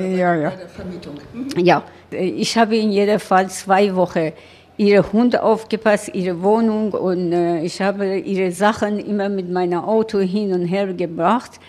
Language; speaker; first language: German; non-native, learner; Persian